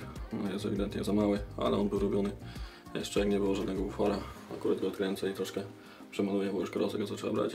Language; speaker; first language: Polish; native; Polish